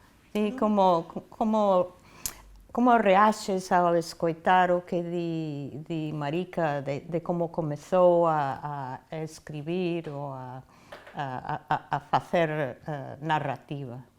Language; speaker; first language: Galician; non-native, fluent; English